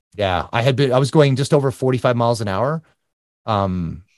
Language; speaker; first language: English; native; English